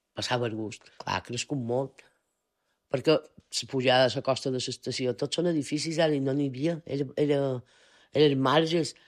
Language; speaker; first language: Catalan; native; Catalan